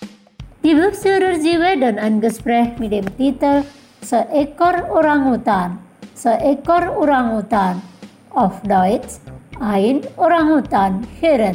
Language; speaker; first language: German; non-native, fluent; Indonesian